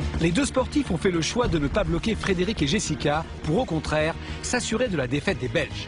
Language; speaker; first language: French; native; French